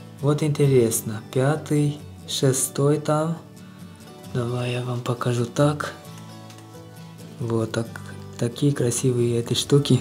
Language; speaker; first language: Russian; non-native, learner; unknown